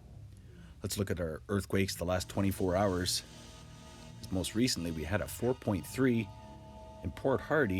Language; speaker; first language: English; native; English